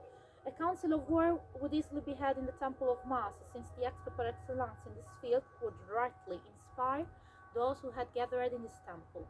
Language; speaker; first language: English; non-native, fluent; Italian